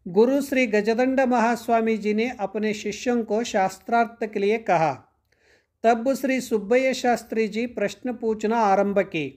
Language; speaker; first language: Hindi; non-native, local second language; Kannada